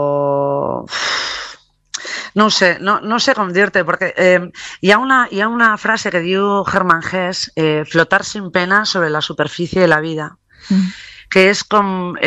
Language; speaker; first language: Catalan; non-native, local second language; Spanish